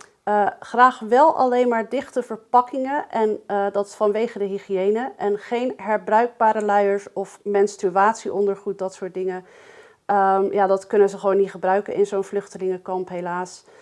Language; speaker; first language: Dutch; native; Dutch